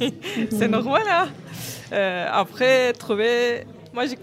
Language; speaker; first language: French; non-native, learner; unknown